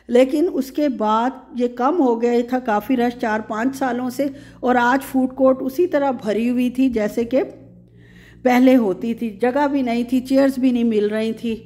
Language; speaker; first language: Hindi; native; Hindi